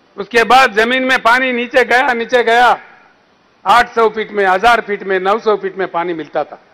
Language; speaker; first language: Hindi; non-native, local second language; Telugu